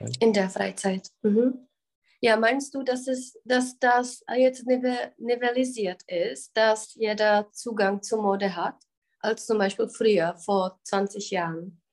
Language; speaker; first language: German; non-native, fluent; Czech